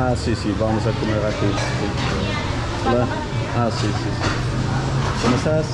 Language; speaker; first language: Spanish; non-native, learner; Dutch